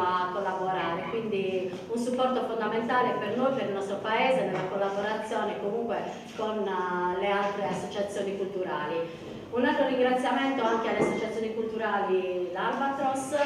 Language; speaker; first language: Italian; native; Italian